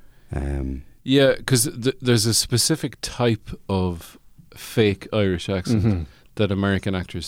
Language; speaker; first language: English; native; English